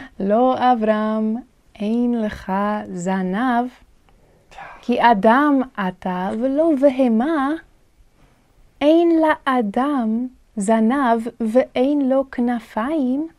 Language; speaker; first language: Hebrew; non-native, fluent; English